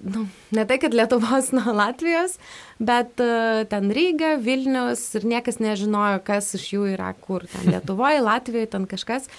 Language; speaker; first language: Lithuanian; non-native, fluent; Russian